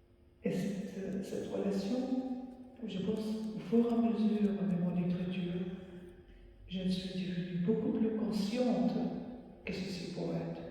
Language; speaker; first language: French; non-native, fluent; Arabic